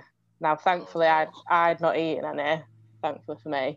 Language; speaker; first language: English; native; English